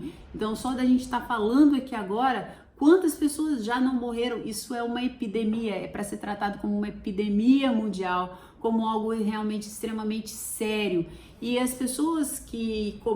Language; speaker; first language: Portuguese; native; Portuguese